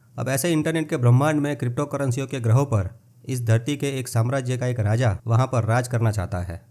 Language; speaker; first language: Hindi; non-native, local second language; Gujarati